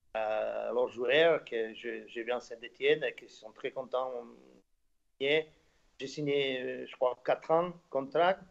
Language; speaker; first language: French; non-native, fluent; Slovak